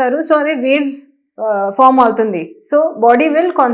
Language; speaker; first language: Telugu; non-native, learner; Hindi